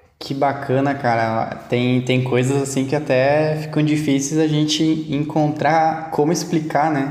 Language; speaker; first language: Portuguese; native; Portuguese